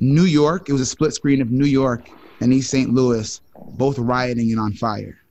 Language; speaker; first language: English; native; English